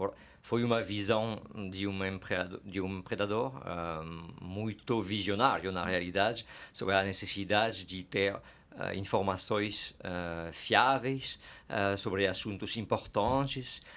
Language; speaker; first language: Portuguese; non-native, fluent; French